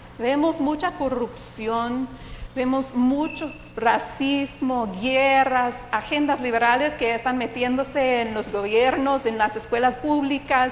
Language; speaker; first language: Spanish; non-native, fluent; English